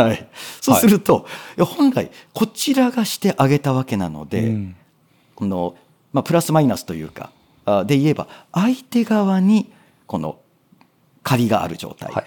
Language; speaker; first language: Japanese; native; Japanese